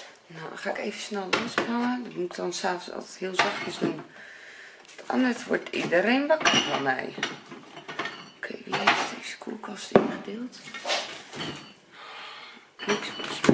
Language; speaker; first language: Dutch; native; Dutch